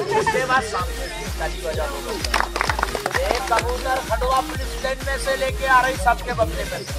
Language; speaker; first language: Hindi; non-native, local second language; Bangla